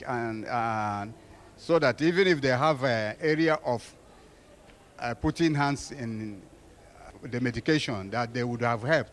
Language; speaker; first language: English; non-native, local second language; Igbo